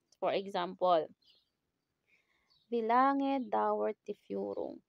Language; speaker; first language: German; non-native, fluent; Filipino